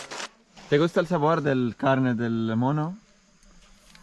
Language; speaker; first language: Spanish; non-native, learner; Arabic